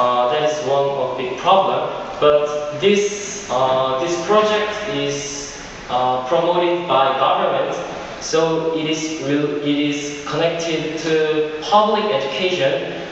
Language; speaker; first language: English; non-native, fluent; Korean